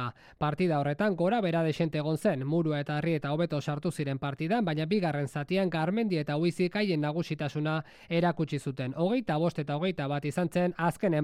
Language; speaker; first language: Basque; native; Basque